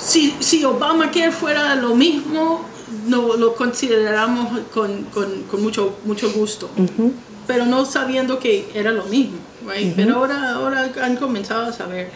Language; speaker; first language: Spanish; non-native, fluent; English